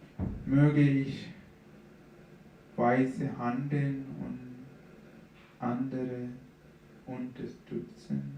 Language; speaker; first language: German; non-native, fluent; Sinhala